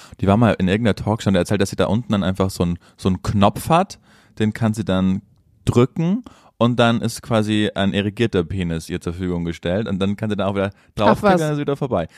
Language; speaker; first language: German; native; German